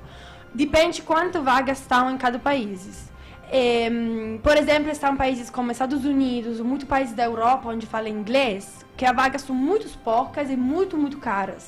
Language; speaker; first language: Portuguese; non-native, fluent; Italian